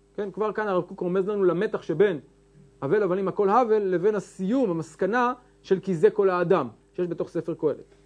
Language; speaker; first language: Hebrew; native; Hebrew